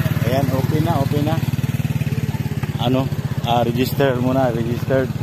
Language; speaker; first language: Filipino; early bilingual, heritage; Filipino